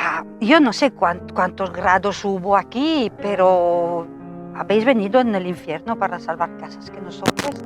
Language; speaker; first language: Spanish; non-native, fluent; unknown